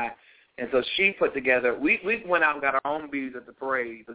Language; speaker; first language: English; native; English